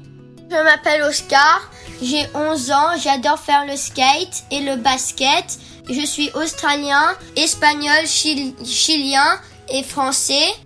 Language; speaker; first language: French; early bilingual, heritage; French